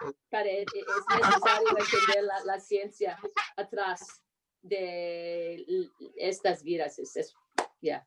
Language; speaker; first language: Spanish; non-native, fluent; English